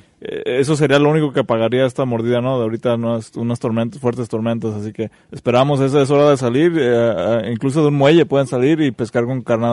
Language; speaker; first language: Spanish; native; Spanish